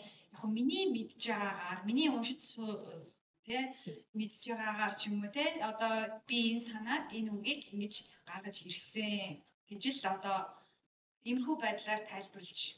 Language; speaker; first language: Mongolian; native; Mongolian